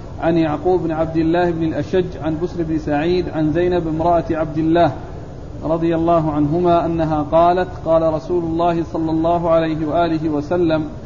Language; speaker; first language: Arabic; native; Arabic